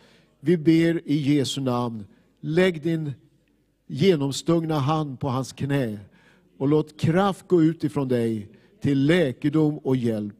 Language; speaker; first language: Swedish; native; Swedish